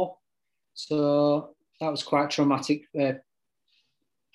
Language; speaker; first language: English; native; English